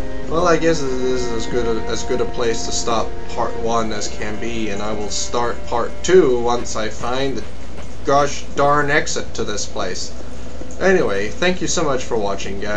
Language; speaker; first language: English; native; English